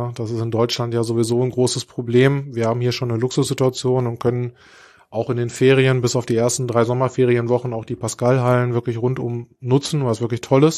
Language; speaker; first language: German; native; German